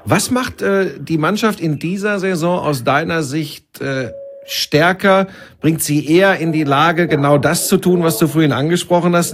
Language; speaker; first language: German; native; German